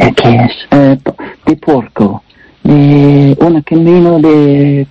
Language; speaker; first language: Spanish; non-native, learner; English